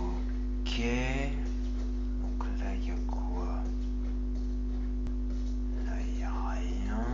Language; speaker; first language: French; native; French